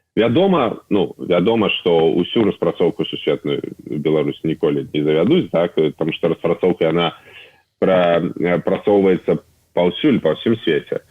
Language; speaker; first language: Belarusian; non-native, local second language; Russian